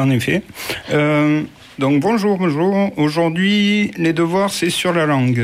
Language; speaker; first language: French; native; French